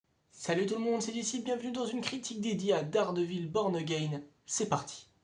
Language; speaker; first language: French; native; French